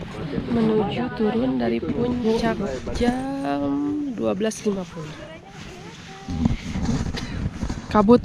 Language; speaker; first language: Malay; non-native, local second language; Sundanese